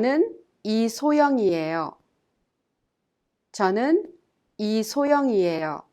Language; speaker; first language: Korean; non-native, fluent; English